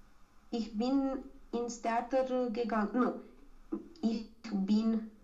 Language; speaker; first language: German; non-native, learner; Romanian